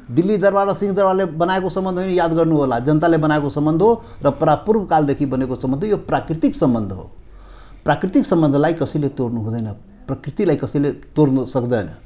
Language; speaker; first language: Nepali; non-native, local second language; Maithili